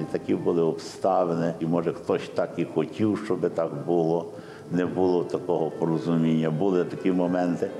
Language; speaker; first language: Ukrainian; early bilingual, heritage; Ukrainian